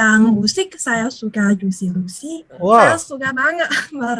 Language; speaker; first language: Indonesian; non-native, learner; Chinese